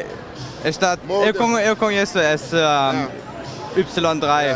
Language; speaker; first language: Portuguese; non-native, learner; German